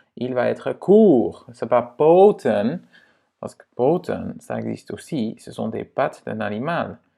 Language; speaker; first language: French; non-native, fluent; Dutch